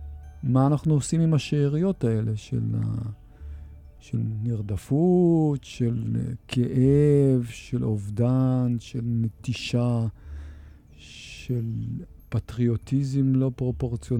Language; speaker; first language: Hebrew; native; Hebrew